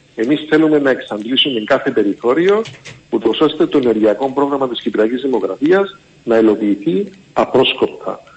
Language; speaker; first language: Greek; native; Greek